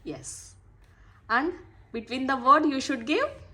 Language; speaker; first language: English; non-native, local second language; Telugu